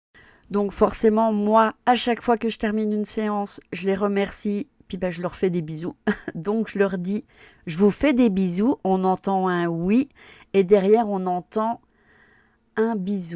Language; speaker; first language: French; native; French